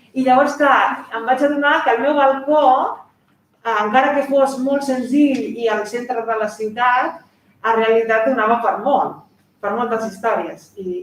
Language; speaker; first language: Catalan; non-native, fluent; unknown